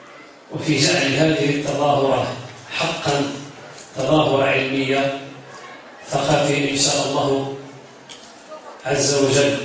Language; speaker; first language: Arabic; native; Arabic